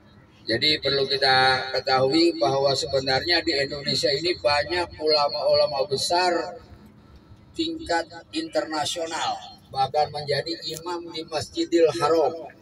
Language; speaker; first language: Indonesian; native; Indonesian